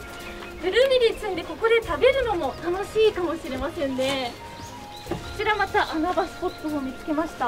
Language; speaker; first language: Japanese; native; Japanese